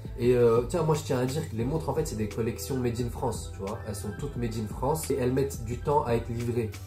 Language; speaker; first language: French; native; French